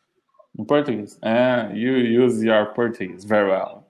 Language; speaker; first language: English; non-native, learner; Portuguese